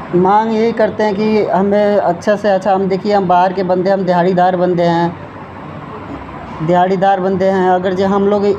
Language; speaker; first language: Hindi; native; Hindi